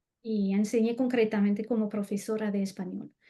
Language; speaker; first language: Spanish; non-native, fluent; French